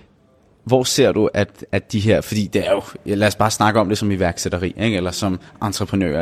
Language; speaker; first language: Danish; native; Danish